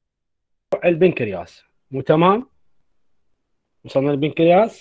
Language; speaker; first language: Arabic; native; Arabic